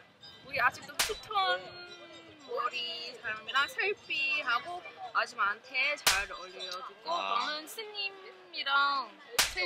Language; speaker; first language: Korean; non-native, learner; English